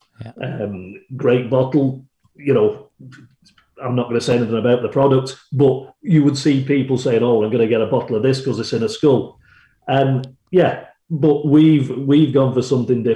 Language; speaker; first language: English; native; English